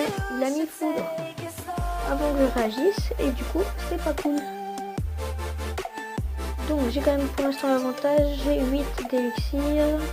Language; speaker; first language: French; native; French